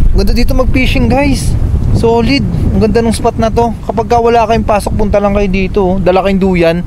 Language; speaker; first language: Filipino; native; Filipino